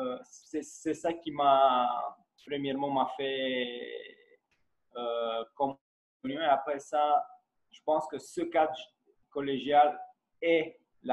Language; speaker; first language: French; non-native, fluent; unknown